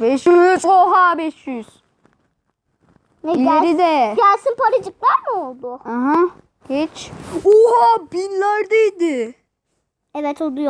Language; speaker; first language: Turkish; native; Turkish